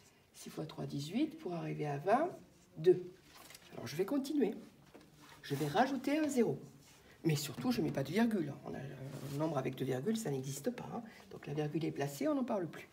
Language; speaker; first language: French; native; French